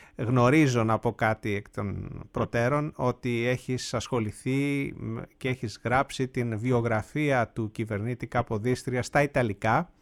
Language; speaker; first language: Greek; native; Greek